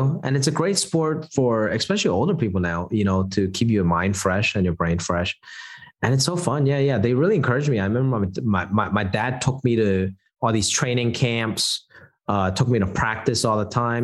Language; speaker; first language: English; non-native, local second language; Cantonese